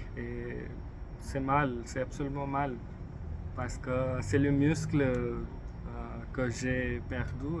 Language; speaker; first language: French; non-native, learner; English